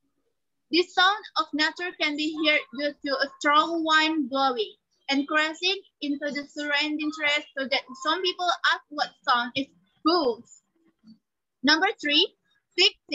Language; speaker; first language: English; non-native, learner; Indonesian